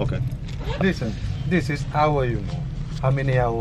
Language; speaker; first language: English; non-native, learner; Indonesian